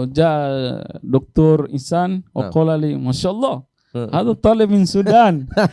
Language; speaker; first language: Arabic; non-native, learner; Tetum